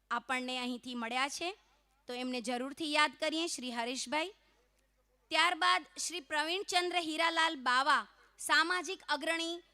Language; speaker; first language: Gujarati; non-native, local second language; Kachhi